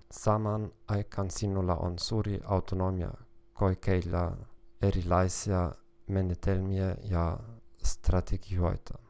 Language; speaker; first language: Finnish; non-native, learner; German